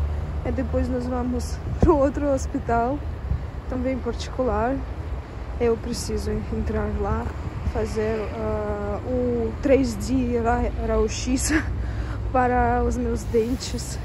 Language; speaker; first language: Portuguese; non-native, fluent; Russian